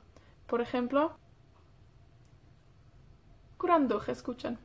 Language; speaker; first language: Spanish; non-native, fluent; Welsh